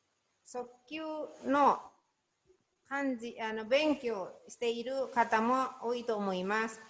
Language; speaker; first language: Japanese; non-native, learner; Indonesian